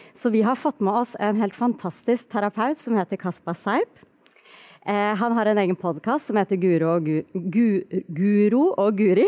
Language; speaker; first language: Norwegian; native; Norwegian